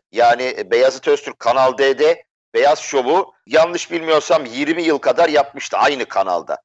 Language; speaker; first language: Turkish; native; Turkish